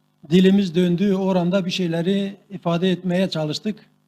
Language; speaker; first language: Turkish; non-native, local second language; Kurdish